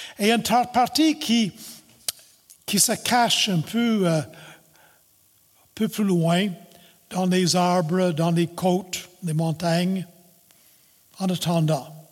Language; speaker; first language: French; non-native, local second language; English